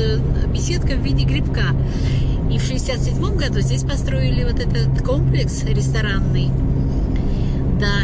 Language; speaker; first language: Russian; native; Russian